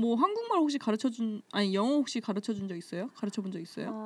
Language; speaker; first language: Korean; native; Korean